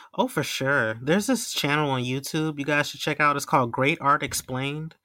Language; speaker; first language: English; native; English